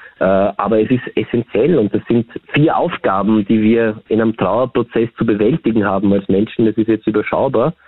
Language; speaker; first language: German; native; German